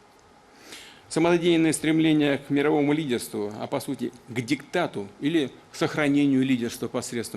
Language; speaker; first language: Russian; native; Russian